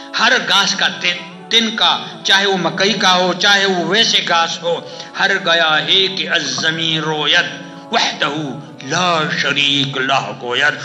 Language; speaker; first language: Urdu; non-native, local second language; Pashto